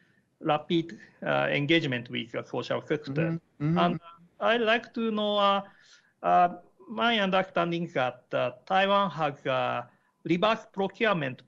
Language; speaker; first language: English; non-native, learner; Japanese